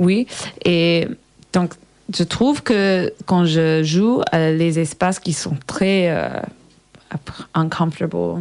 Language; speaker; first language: French; non-native, learner; English